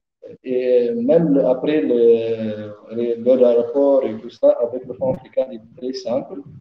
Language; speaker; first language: French; non-native, learner; Arabic